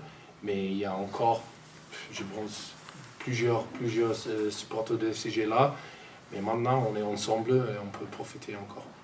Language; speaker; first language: French; non-native, fluent; English